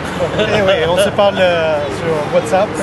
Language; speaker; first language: French; non-native, fluent; Italian